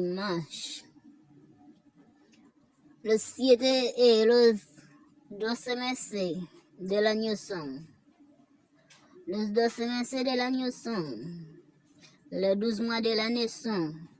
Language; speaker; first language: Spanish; non-native, fluent; Haitian Creole